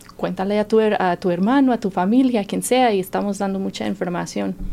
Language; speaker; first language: Spanish; non-native, fluent; English